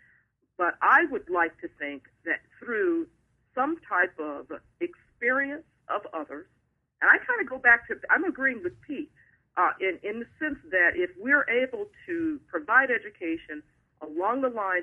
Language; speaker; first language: English; native; English